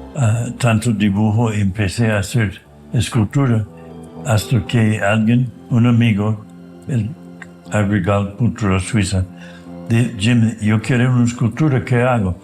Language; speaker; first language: Spanish; non-native, fluent; English